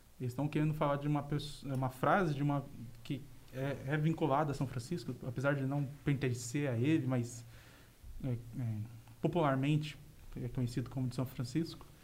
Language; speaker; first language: Portuguese; native; Portuguese